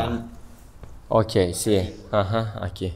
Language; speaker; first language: Spanish; non-native, learner; Turkish